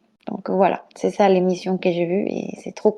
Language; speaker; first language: French; non-native, fluent; Spanish